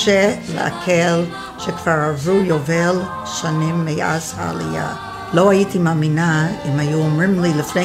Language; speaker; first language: Hebrew; early bilingual, other home language; English